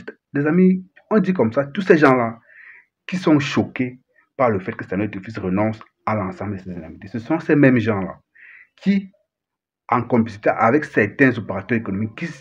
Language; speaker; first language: French; native; French